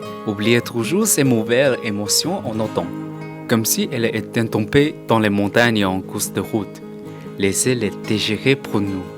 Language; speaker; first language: French; non-native, learner; Chinese